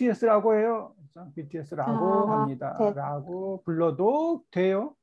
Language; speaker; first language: Korean; native; Korean